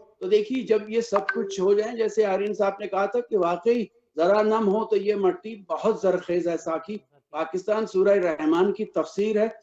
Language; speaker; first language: Urdu; native; Urdu